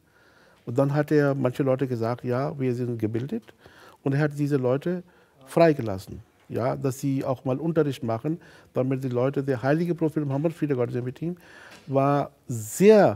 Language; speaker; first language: German; non-native, fluent; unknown